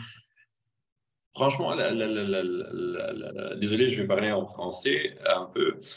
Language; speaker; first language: French; non-native, fluent; Arabic